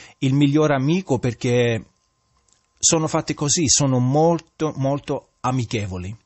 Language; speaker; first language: Italian; non-native, fluent; English